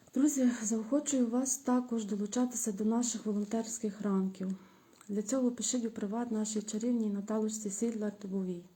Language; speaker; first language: Ukrainian; native; Ukrainian